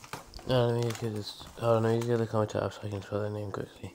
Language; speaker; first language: English; native; English